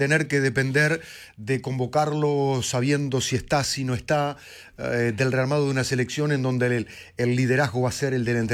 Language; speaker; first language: Spanish; native; Spanish